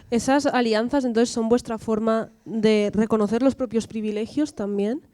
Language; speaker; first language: Spanish; native; Spanish